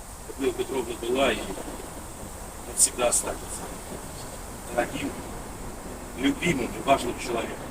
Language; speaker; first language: Russian; native; Russian